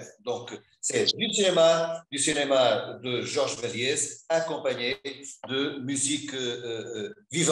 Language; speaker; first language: French; non-native, fluent; Portuguese